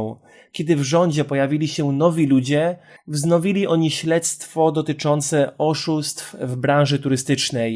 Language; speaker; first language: Polish; native; Polish